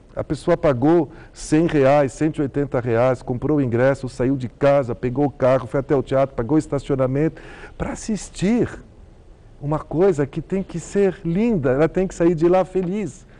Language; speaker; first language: Portuguese; early bilingual, heritage; Arabic